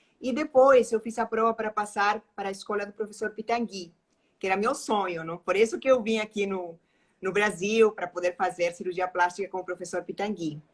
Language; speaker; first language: Portuguese; non-native, fluent; Spanish